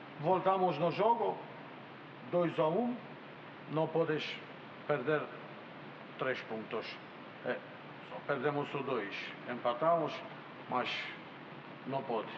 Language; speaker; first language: Portuguese; non-native, learner; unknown